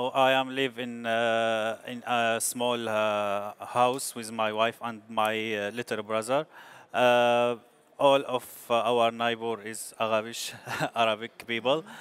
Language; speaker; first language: English; non-native, learner; Arabic